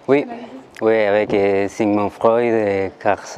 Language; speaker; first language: French; non-native, learner; Spanish